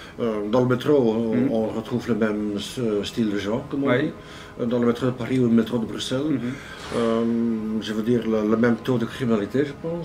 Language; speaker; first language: French; non-native, local second language; Dutch